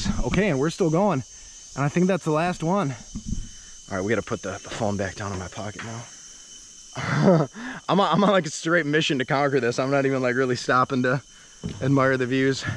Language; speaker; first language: English; native; English